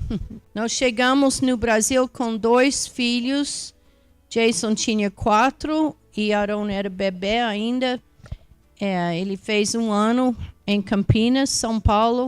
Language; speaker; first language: Portuguese; non-native, fluent; English